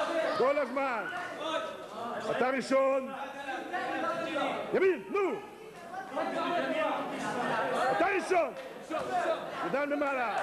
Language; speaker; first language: Hebrew; non-native, fluent; Russian